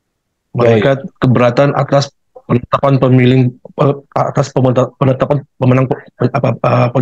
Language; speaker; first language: Indonesian; native; Indonesian